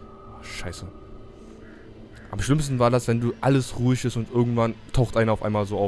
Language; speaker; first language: German; native; German